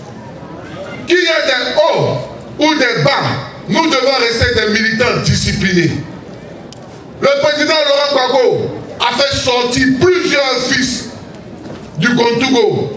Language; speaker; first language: French; native; French